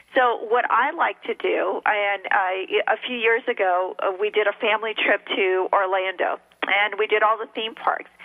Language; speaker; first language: English; early bilingual, other home language; Spanish